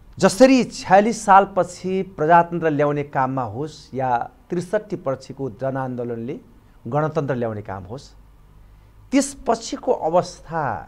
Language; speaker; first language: Nepali; native; Nepali